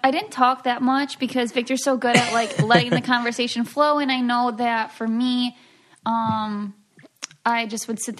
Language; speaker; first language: English; native; English